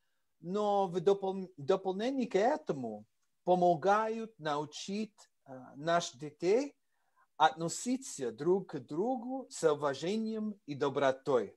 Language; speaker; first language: Russian; non-native, learner; English